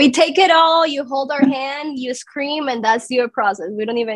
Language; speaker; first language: English; non-native, fluent; Spanish